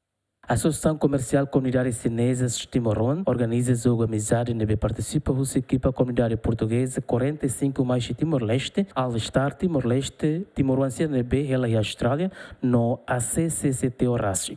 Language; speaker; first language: Portuguese; non-native, local second language; Tetum